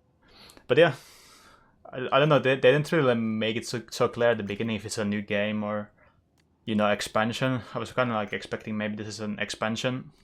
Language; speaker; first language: English; non-native, fluent; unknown